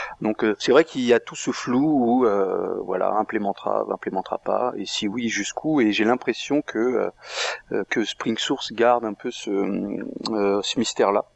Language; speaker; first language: French; native; French